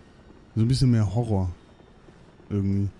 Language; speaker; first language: German; native; German